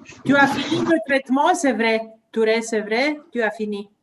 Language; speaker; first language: French; non-native, learner; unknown